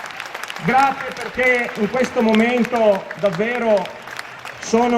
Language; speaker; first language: Italian; native; Italian